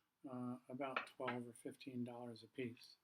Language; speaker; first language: English; native; English